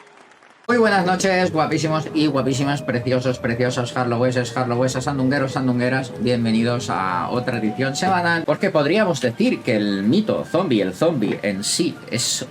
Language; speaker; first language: Spanish; native; Spanish